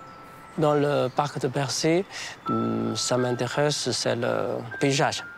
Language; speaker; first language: French; non-native, fluent; Chinese